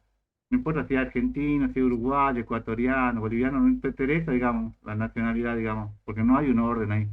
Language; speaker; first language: Spanish; native; Spanish